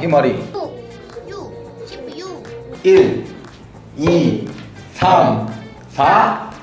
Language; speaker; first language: Korean; native; Korean